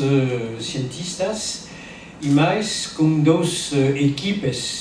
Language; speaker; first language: Portuguese; non-native, learner; French